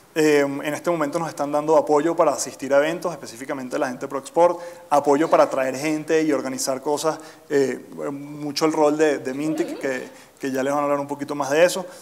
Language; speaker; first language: Spanish; native; Spanish